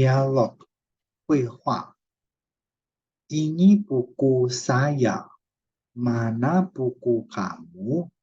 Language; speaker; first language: Indonesian; non-native, fluent; Chinese